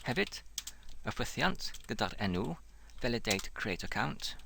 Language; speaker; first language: Welsh; non-native, fluent; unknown